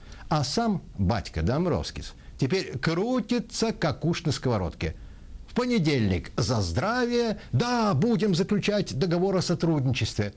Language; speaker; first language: Russian; native; Russian